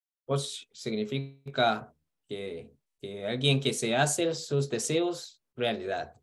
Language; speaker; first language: Spanish; non-native, fluent; Korean